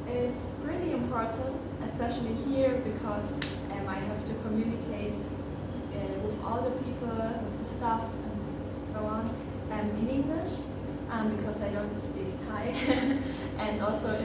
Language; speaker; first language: English; non-native, fluent; German